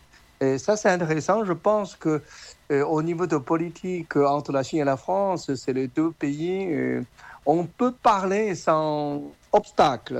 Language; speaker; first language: French; non-native, learner; Chinese